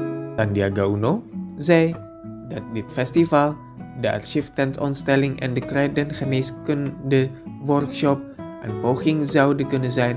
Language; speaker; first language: Dutch; non-native, fluent; Indonesian